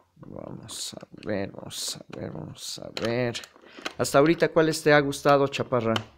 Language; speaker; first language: Spanish; native; Spanish